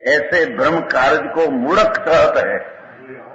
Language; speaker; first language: Hindi; non-native, local second language; Gujarati